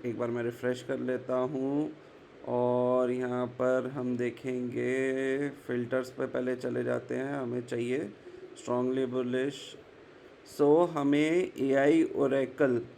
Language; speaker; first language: Hindi; native; Hindi